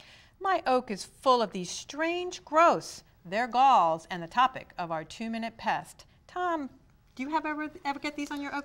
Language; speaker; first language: English; native; English